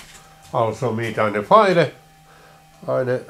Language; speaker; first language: German; non-native, learner; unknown